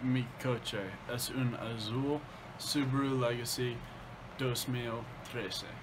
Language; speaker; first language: Spanish; non-native, learner; English